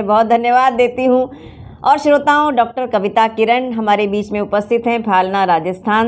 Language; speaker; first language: Hindi; native; Hindi